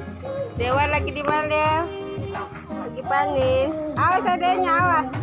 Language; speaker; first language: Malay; non-native, local second language; Sundanese